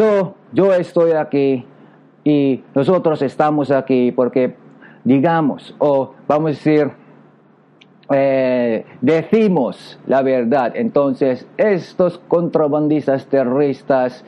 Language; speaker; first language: Spanish; non-native, learner; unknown